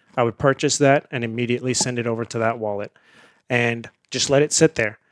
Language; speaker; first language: English; early bilingual, other home language; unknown